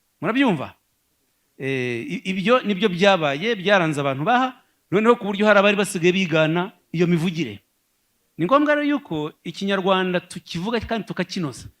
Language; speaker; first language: Kinyarwanda; native; Kinyarwanda